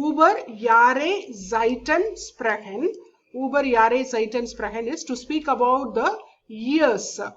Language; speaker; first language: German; non-native, learner; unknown